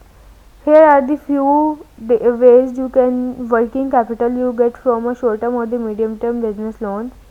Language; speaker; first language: English; non-native, local second language; Urdu